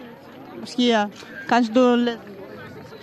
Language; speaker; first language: German; non-native, learner; Ukrainian